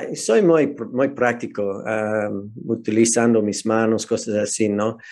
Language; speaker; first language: Spanish; non-native, fluent; English